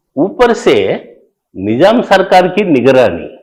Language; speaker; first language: Hindi; non-native, local second language; Telugu